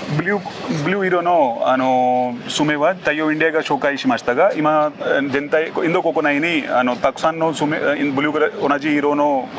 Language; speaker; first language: Japanese; non-native, fluent; Hindi